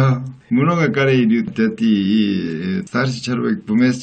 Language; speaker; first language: Russian; non-native, learner; Korean